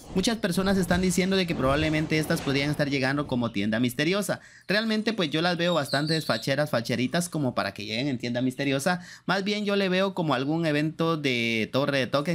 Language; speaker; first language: Spanish; native; Spanish